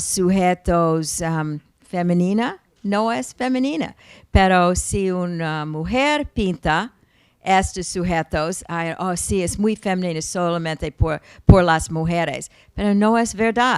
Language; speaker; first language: Spanish; non-native, learner; English